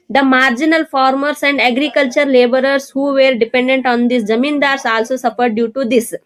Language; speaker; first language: English; non-native, local second language; Kannada